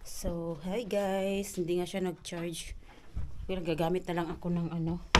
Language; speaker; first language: Filipino; native; Filipino